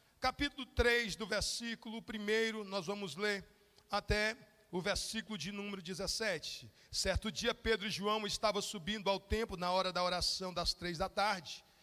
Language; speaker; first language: Portuguese; native; Portuguese